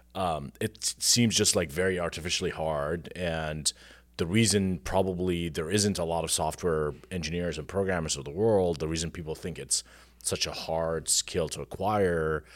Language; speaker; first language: English; non-native, fluent; Arabic